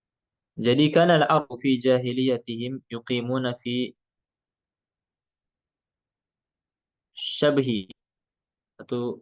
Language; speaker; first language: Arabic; non-native, fluent; Indonesian